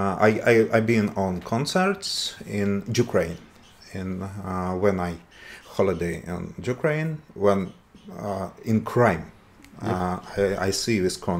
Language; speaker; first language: English; non-native, learner; Russian